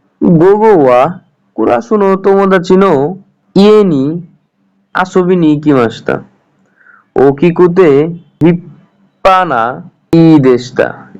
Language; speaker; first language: Japanese; non-native, learner; Bangla